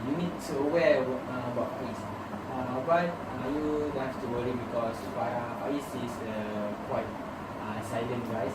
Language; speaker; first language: English; non-native, learner; Malay